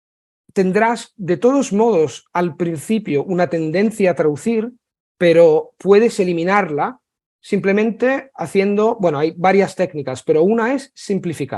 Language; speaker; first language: Spanish; non-native, fluent; Italian